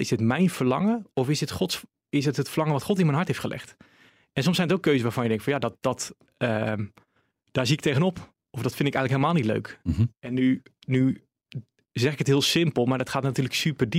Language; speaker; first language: Dutch; native; Dutch